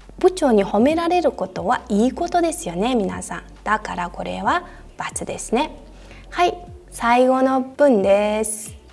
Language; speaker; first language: Japanese; non-native, fluent; Mongolian